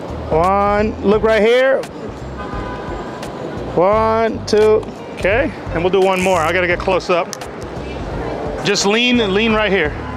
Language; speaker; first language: English; native; English